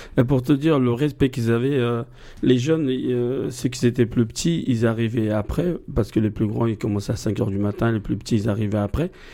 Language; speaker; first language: French; native; French